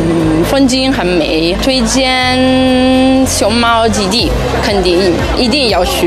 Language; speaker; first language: Chinese; non-native, fluent; Italian